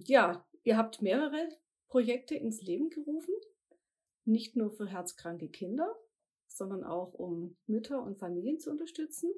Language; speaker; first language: German; native; German